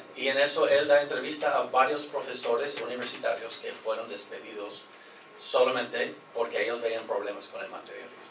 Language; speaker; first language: Spanish; non-native, fluent; English